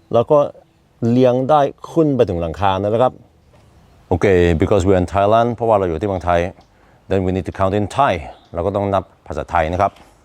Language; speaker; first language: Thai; non-native, fluent; Norwegian